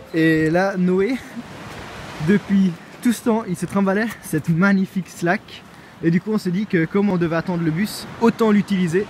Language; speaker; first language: French; native; French